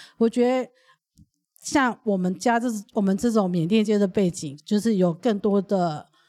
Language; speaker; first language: Chinese; early bilingual, other home language; Burmese